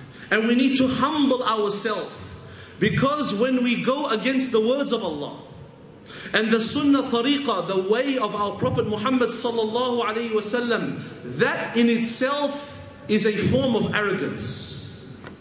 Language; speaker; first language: English; native; English